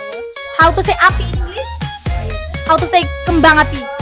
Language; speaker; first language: English; non-native, fluent; Indonesian